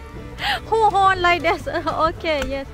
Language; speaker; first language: English; non-native, learner; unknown